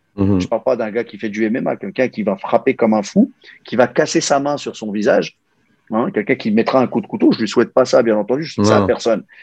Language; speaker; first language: French; native; French